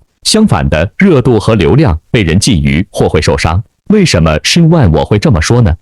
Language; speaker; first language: Chinese; native; Chinese